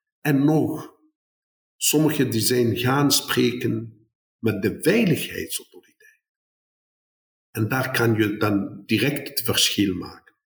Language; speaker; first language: Dutch; non-native, fluent; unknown